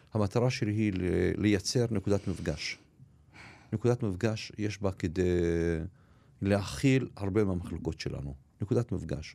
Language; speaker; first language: Hebrew; non-native, local second language; Arabic